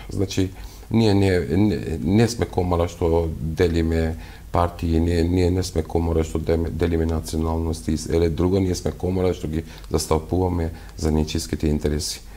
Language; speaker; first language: Macedonian; non-native, local second language; Albanian